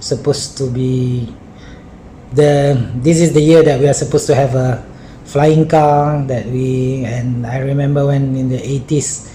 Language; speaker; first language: English; non-native, local second language; Malay